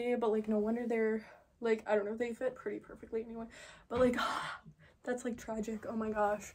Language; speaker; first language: English; native; English